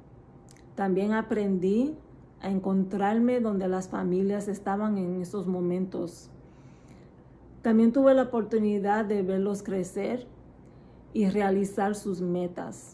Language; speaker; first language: Spanish; early bilingual, heritage; Spanish